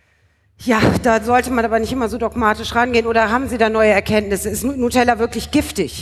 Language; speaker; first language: German; native; German